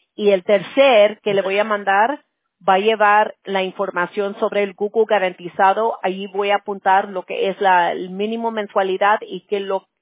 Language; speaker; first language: Spanish; early bilingual, heritage; Spanish